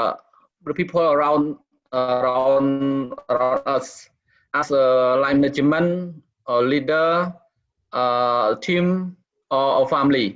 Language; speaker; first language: English; non-native, learner; Khmer